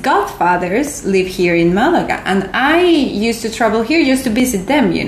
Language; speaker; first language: English; non-native, fluent; Spanish